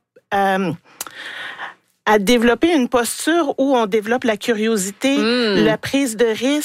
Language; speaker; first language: French; native; French